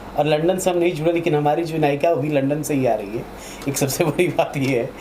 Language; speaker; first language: Hindi; native; Hindi